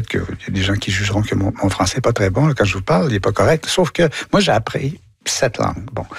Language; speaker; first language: French; native; French